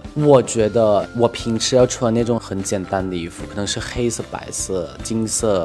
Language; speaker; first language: Chinese; non-native, fluent; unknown